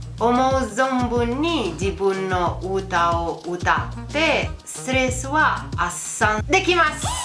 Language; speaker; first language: Japanese; non-native, fluent; Italian